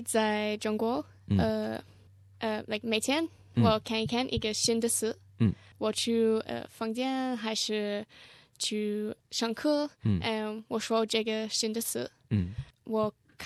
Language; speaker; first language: Chinese; non-native, learner; English